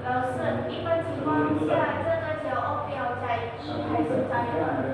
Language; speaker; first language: Chinese; non-native, learner; Indonesian